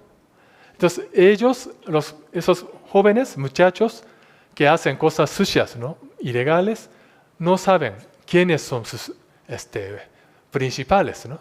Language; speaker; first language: Spanish; non-native, fluent; Japanese